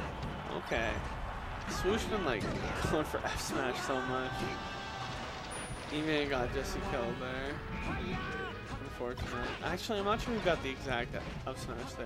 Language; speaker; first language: English; native; English